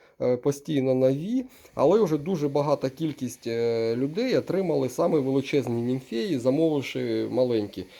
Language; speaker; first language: Ukrainian; non-native, local second language; Russian